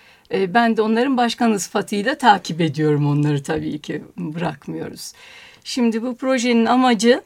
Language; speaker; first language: Turkish; native; Turkish